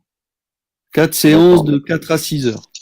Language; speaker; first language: French; native; French